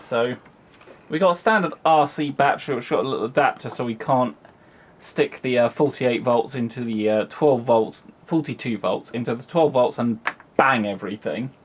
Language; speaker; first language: English; native; English